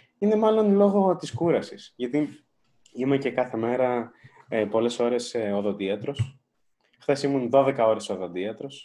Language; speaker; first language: Greek; early bilingual, other home language; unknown